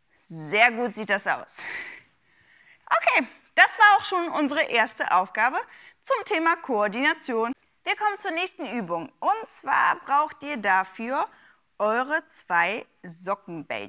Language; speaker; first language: German; native; German